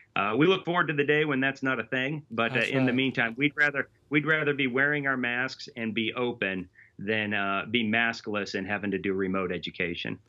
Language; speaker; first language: English; native; English